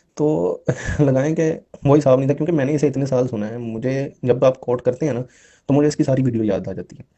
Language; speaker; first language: Urdu; non-native, local second language; Punjabi